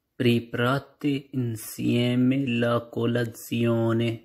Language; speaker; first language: Italian; non-native, learner; Urdu